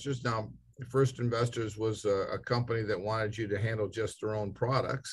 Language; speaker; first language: English; native; English